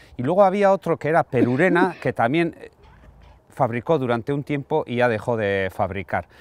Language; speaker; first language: Spanish; non-native, local second language; Basque